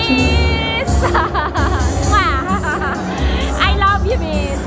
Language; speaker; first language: English; non-native, learner; Indonesian